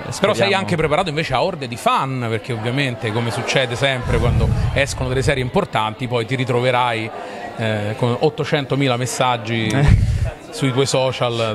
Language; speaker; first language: Italian; native; Italian